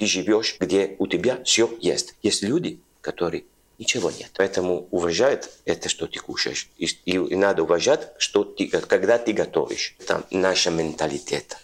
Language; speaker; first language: Russian; non-native, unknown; Italian